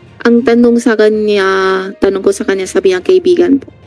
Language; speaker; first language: Filipino; non-native, learner; Chinese